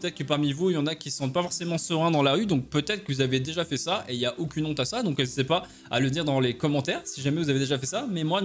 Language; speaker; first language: French; native; French